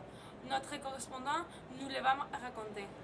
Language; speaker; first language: French; non-native, learner; Spanish